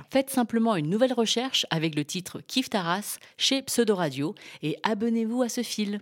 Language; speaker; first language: French; early bilingual, other home language; Min Nan Chinese